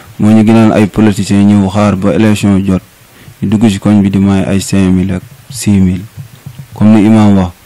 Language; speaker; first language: Wolof; non-native, local second language; Fula